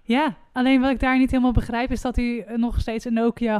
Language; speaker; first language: Dutch; native; Dutch